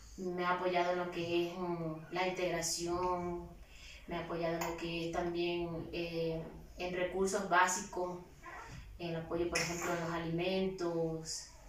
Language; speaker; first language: Spanish; native; Spanish